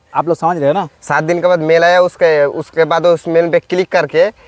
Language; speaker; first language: Hindi; non-native, local second language; Bangla